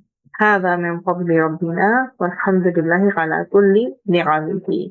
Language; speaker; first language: Arabic; non-native, fluent; Urdu